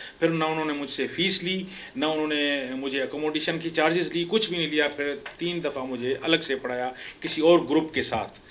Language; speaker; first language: Urdu; non-native, local second language; Sindhi